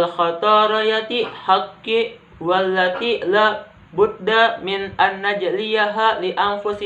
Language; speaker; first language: Arabic; non-native, learner; Indonesian